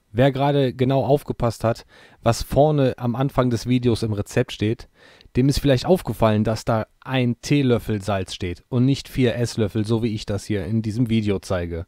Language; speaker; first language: German; native; German